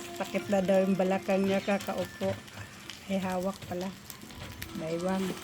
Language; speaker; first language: Filipino; non-native, local second language; Cebuano